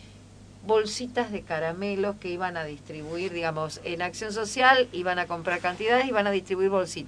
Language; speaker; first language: Spanish; native; Spanish